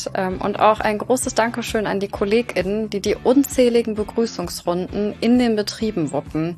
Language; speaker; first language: German; native; German